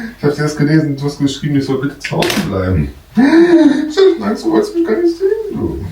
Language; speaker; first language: German; native; German